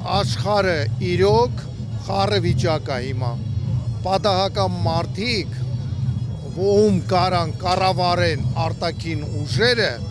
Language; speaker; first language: Armenian; native; Armenian